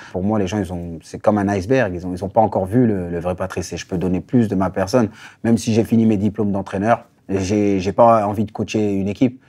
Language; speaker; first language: French; native; French